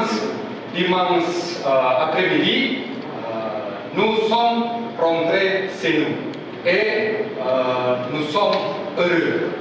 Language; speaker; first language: French; non-native, learner; Indonesian